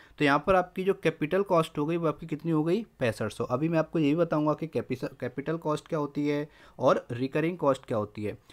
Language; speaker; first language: Hindi; native; Hindi